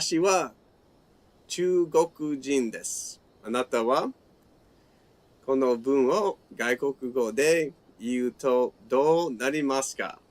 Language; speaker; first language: Japanese; non-native, fluent; English